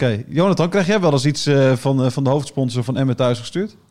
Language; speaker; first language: Dutch; native; Dutch